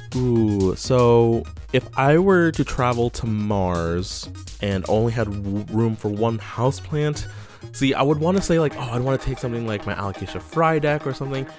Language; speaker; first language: English; native; English